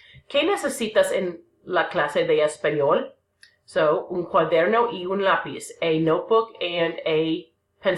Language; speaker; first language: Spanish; non-native, fluent; English